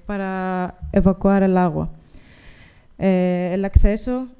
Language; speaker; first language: Spanish; non-native, learner; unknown